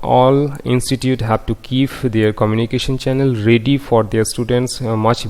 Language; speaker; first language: English; non-native, local second language; Bangla